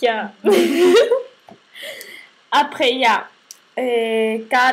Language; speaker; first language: French; non-native, learner; Spanish